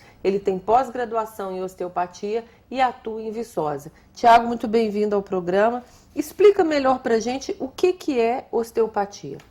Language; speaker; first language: Portuguese; native; Portuguese